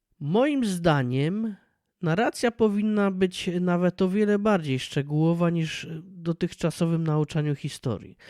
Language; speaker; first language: Polish; native; Polish